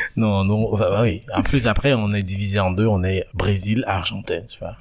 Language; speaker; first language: French; native; French